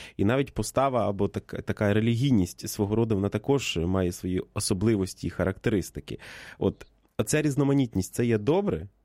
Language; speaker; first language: Ukrainian; native; Ukrainian